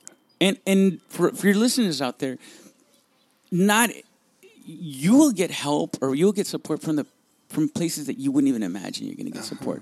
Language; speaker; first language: English; early bilingual, other home language; Spanish